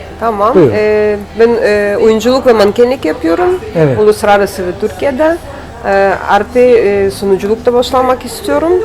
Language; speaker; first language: Turkish; non-native, learner; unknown